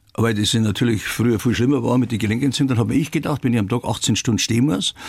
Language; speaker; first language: German; native; German